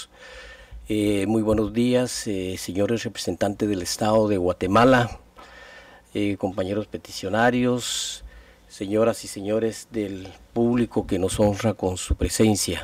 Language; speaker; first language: Spanish; native; Spanish